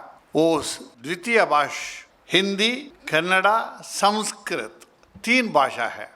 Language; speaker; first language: Hindi; non-native, local second language; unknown